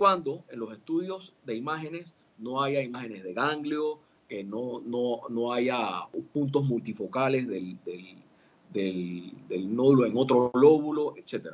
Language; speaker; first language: Spanish; native; Spanish